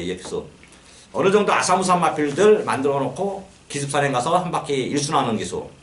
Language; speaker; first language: Korean; native; Korean